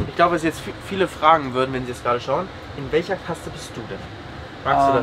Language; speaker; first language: German; native; German